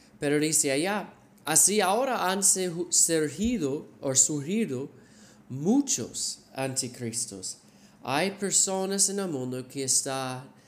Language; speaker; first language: Spanish; non-native, fluent; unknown